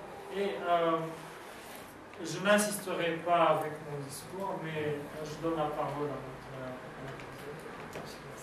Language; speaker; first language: French; non-native, fluent; Romanian